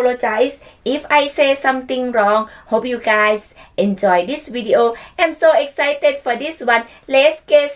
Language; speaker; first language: English; non-native, learner; Thai